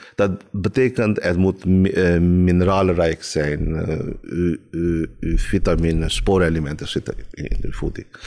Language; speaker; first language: Dutch; non-native, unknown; Urdu